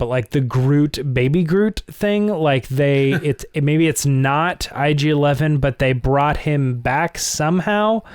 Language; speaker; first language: English; native; English